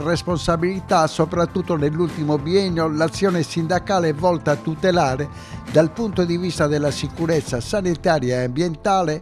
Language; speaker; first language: Italian; native; Italian